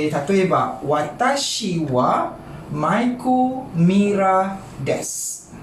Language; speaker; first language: Japanese; non-native, fluent; Malay